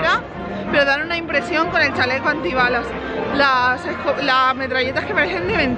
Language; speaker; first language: Spanish; native; Spanish